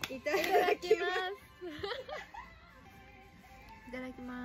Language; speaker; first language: Japanese; native; Japanese